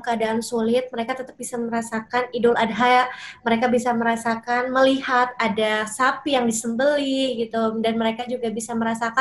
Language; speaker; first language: Indonesian; native; Indonesian